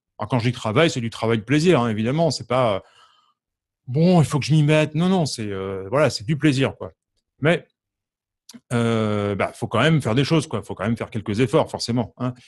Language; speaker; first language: French; native; French